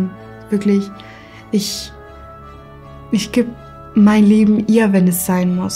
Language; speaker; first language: German; early bilingual, other home language; Kurdish